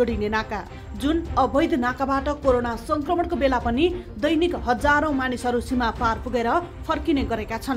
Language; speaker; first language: Nepali; native; Nepali